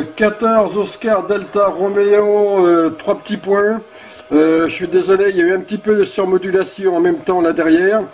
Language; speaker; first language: French; native; French